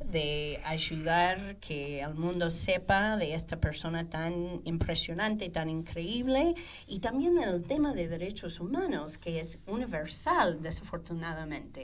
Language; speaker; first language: Spanish; non-native, fluent; English